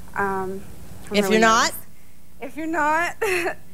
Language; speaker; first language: English; native; English